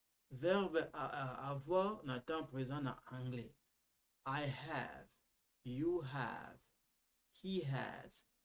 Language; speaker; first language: French; non-native, local second language; Lingala